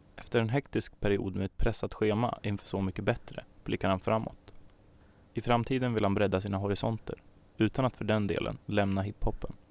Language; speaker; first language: Swedish; native; Swedish